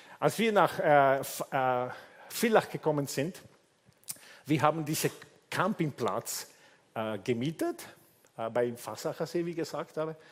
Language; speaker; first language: German; non-native, fluent; Italian